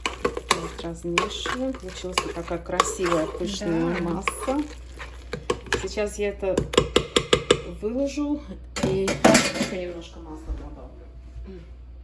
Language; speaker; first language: Russian; native; Russian